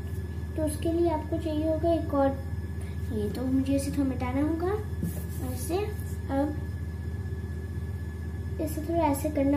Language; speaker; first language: Hindi; native; Hindi